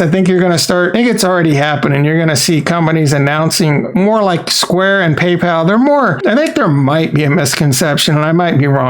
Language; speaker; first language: English; native; English